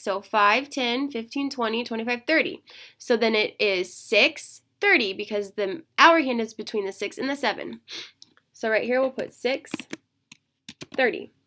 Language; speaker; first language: English; native; English